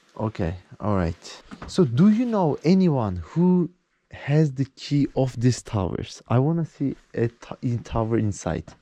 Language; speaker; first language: English; non-native, learner; Turkish